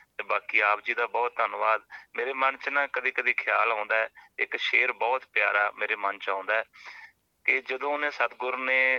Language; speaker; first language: Punjabi; native; Punjabi